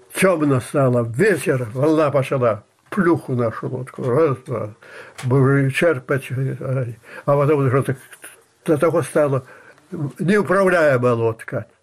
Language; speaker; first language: Russian; non-native, local second language; Belarusian